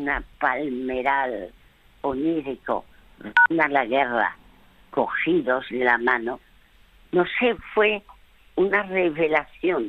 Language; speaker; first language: Spanish; early bilingual, other home language; French